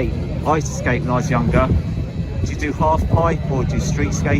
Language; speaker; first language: English; native; English